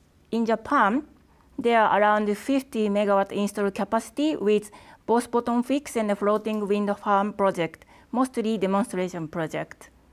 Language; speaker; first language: English; non-native, fluent; Japanese